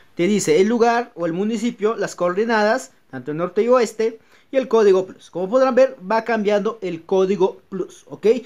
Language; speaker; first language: Spanish; native; Spanish